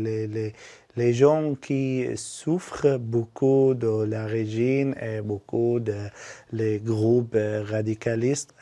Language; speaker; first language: French; non-native, learner; Arabic